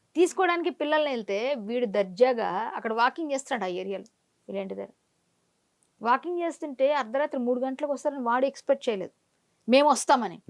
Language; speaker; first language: Telugu; native; Telugu